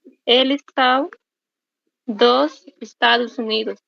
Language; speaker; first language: Portuguese; non-native, learner; Spanish